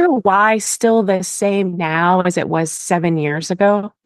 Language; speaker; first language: English; native; English